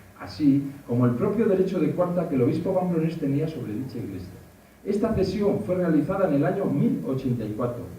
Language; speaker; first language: Spanish; native; Spanish